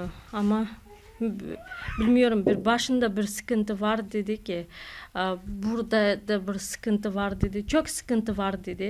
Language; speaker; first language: Turkish; non-native, learner; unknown